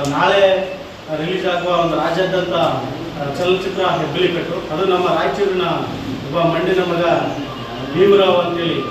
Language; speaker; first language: Kannada; native; Kannada